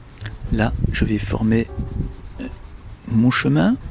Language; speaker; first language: French; native; French